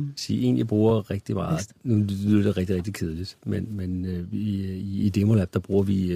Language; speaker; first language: Danish; native; Danish